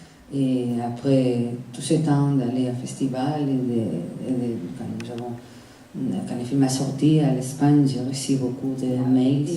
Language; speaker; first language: French; non-native, fluent; Spanish